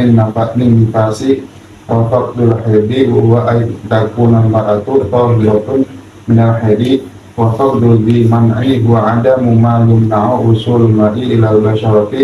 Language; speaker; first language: Arabic; non-native, fluent; Indonesian